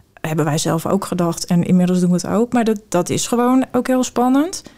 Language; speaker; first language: Dutch; native; Dutch